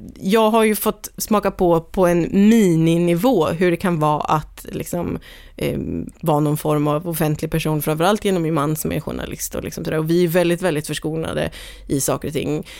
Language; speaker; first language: Swedish; native; Swedish